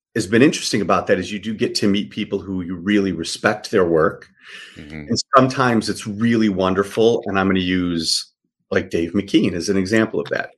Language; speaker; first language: English; native; English